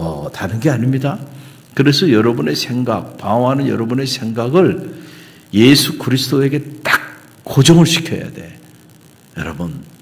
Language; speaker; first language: Korean; native; Korean